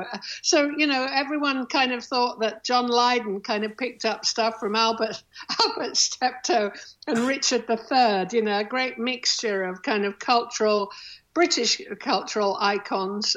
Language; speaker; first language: English; native; English